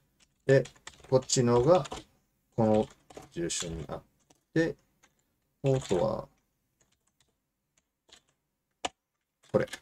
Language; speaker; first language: Japanese; non-native, fluent; English